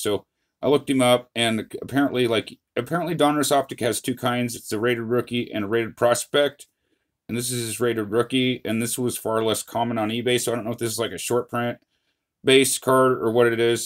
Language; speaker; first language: English; native; English